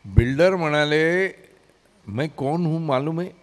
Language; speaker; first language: Hindi; non-native, local second language; Marathi